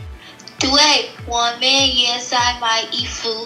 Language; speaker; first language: Chinese; non-native, learner; English